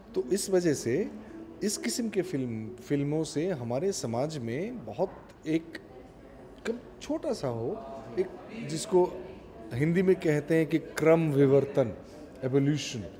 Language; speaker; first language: Hindi; non-native, local second language; Assamese